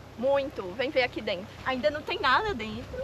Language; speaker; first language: Portuguese; native; Portuguese